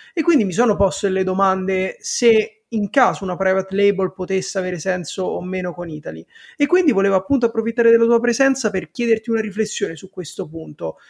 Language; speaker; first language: Italian; native; Italian